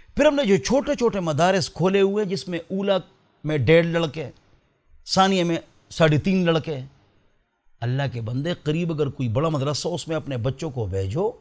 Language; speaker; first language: Urdu; non-native, local second language; Pashto